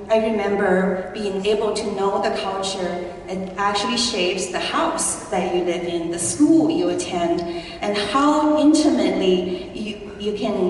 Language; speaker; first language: English; early bilingual, other home language; Chinese